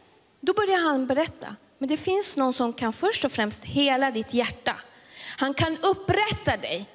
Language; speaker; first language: Swedish; early bilingual, other home language; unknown